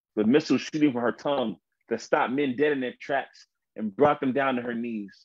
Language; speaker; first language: English; native; English